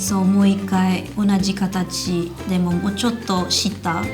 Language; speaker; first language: Japanese; non-native, fluent; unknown